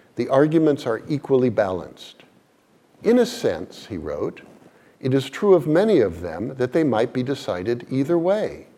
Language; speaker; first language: English; native; English